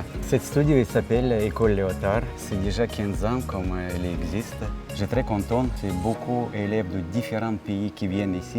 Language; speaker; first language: French; non-native, fluent; Russian